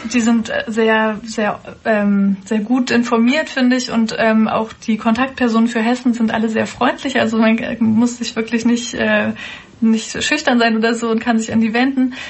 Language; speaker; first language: German; native; German